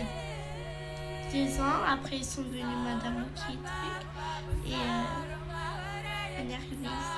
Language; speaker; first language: French; early bilingual, other home language; Romany